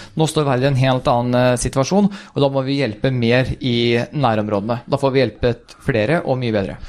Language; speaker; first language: Norwegian; early bilingual, other home language; Swedish